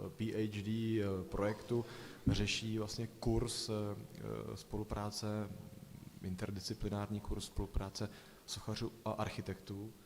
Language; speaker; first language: Czech; native; Czech